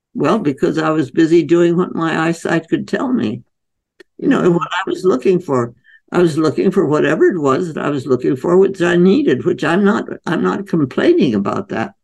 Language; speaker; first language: English; native; English